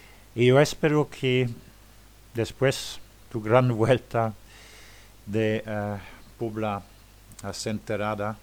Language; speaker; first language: Spanish; non-native, fluent; Luxembourgish